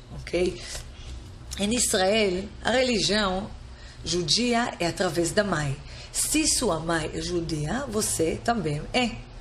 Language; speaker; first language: Portuguese; non-native, fluent; Hebrew